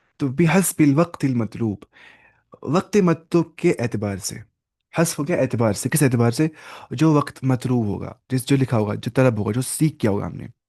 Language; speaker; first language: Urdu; non-native, local second language; Kashmiri